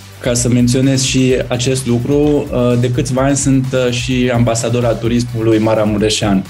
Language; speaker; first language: Romanian; native; Romanian